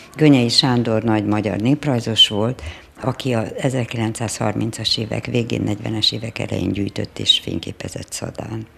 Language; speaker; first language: Hungarian; native; Hungarian